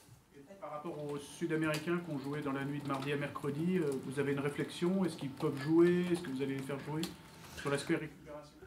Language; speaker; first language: French; native; French